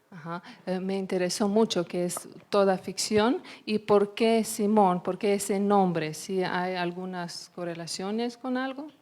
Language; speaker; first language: Spanish; non-native, learner; Lithuanian